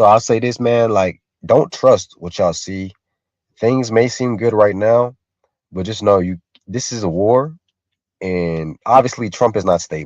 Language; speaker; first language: English; native; English